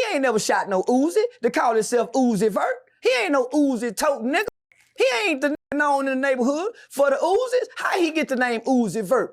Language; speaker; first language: English; native; English